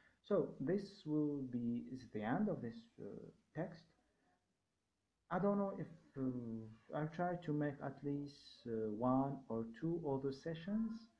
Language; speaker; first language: English; non-native, fluent; Arabic